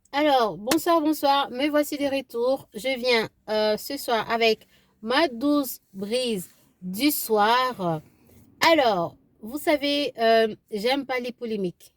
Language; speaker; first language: French; non-native, local second language; Lingala